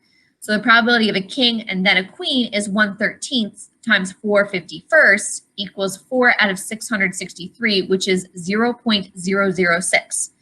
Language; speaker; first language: English; native; English